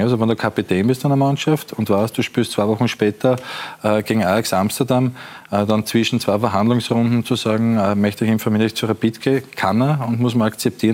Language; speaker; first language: German; native; German